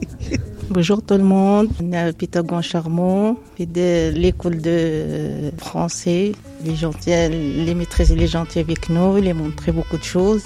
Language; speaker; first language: French; non-native, learner; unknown